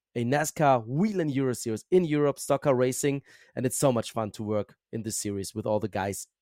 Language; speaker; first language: English; non-native, fluent; German